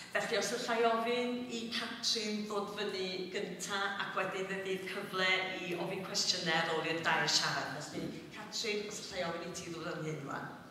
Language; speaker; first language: Welsh; native; Welsh